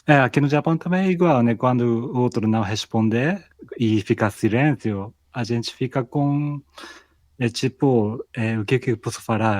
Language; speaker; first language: Portuguese; non-native, fluent; Japanese